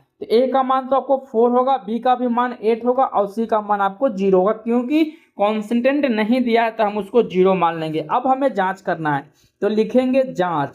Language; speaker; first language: Hindi; native; Hindi